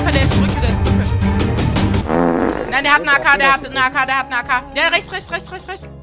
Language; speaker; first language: German; native; German